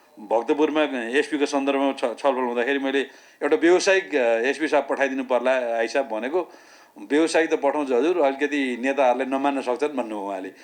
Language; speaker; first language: Nepali; native; Nepali